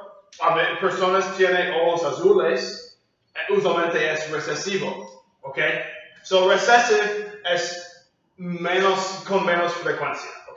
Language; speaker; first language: Spanish; non-native, learner; English